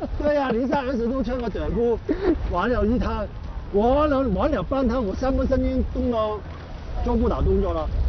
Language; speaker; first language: Chinese; non-native, local second language; Cantonese